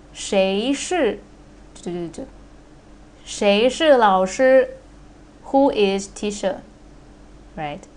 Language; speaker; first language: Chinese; non-native, fluent; Thai